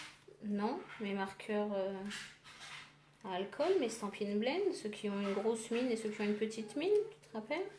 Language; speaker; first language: French; native; French